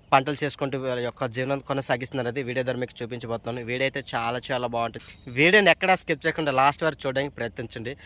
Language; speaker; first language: Telugu; non-native, local second language; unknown